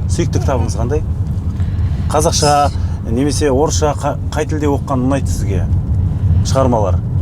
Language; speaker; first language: Kazakh; native; Kazakh